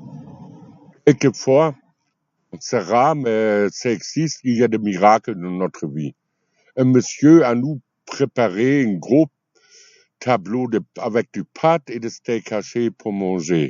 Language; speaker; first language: French; non-native, fluent; German